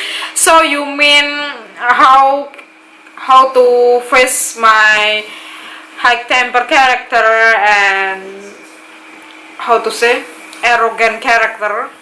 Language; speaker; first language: English; non-native, local second language; Indonesian